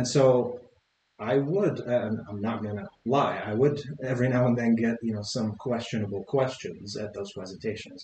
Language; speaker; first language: English; non-native, fluent; Arabic